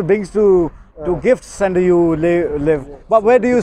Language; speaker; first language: English; non-native, learner; Urdu